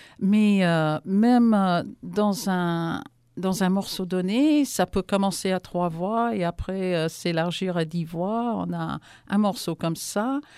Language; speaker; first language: French; non-native, fluent; English